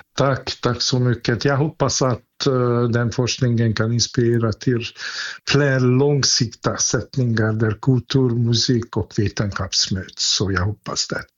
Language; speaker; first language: Swedish; non-native, fluent; Hungarian